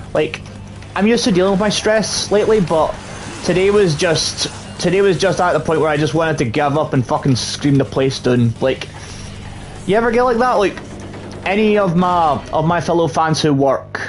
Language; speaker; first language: English; native; English